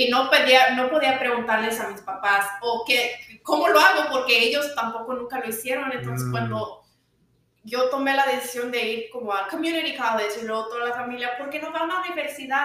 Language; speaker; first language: Spanish; early bilingual, other home language; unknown